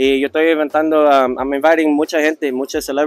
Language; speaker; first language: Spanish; early bilingual, heritage; Spanish